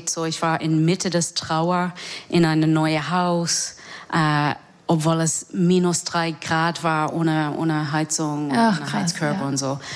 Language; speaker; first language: German; non-native, fluent; English